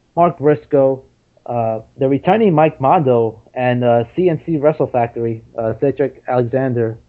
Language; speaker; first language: English; native; English